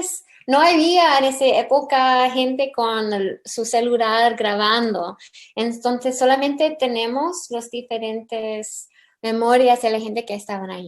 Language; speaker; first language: Spanish; early bilingual, heritage; English